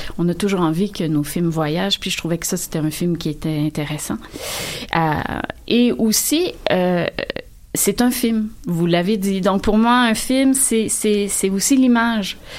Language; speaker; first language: French; native; French